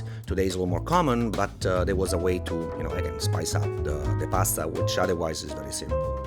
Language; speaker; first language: English; non-native, fluent; Italian